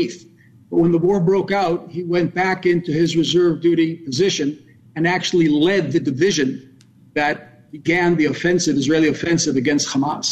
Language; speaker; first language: English; native; English